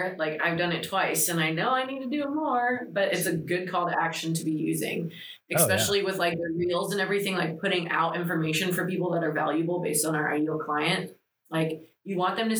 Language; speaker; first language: English; early bilingual, other home language; Greek